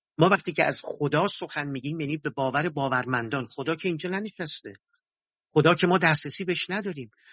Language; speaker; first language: Persian; native; Persian